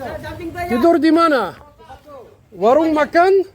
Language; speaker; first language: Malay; non-native, learner; German